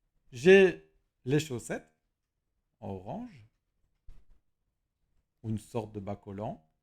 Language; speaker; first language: French; native; French